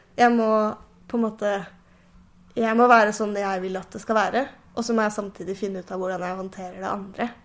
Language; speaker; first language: Norwegian; native; Norwegian